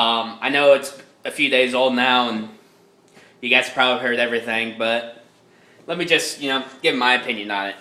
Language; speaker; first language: English; native; English